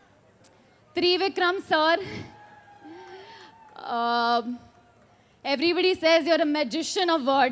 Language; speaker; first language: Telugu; non-native, learner; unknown